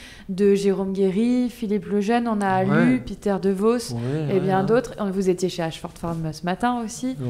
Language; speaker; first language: French; native; French